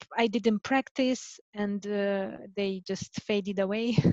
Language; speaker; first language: English; non-native, fluent; Romanian